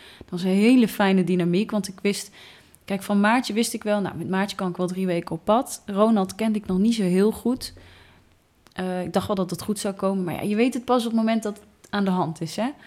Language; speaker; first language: Dutch; native; Dutch